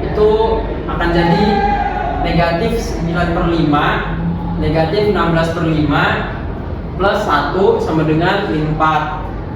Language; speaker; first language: Indonesian; native; Indonesian